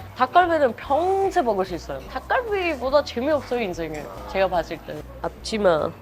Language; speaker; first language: Korean; non-native, fluent; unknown